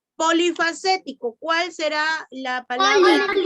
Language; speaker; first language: Spanish; native; Spanish